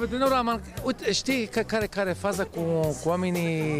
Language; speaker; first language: Romanian; non-native, learner; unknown